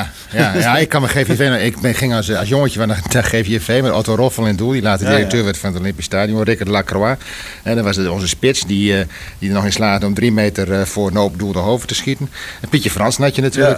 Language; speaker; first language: Dutch; native; Dutch